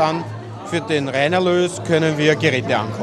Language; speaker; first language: German; native; German